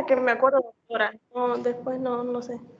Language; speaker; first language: Spanish; native; Spanish